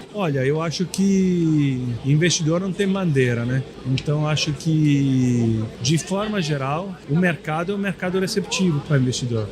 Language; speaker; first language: Portuguese; non-native, fluent; Italian